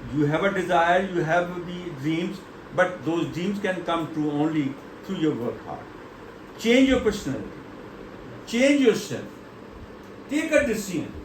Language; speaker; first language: English; non-native, local second language; Urdu